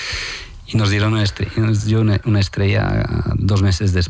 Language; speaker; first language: Spanish; non-native, fluent; French